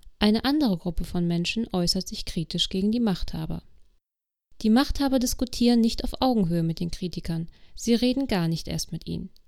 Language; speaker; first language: German; native; German